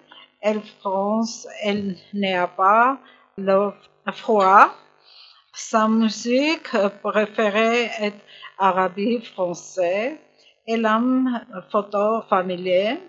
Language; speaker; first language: French; non-native, learner; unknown